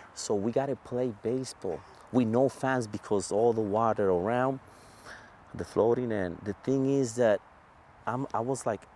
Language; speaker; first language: English; non-native, fluent; Spanish